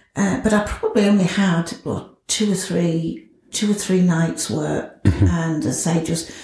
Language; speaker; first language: English; native; English